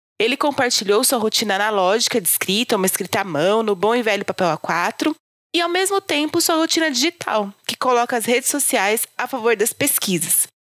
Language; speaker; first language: Portuguese; native; Portuguese